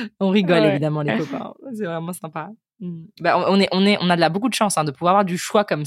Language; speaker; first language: French; native; French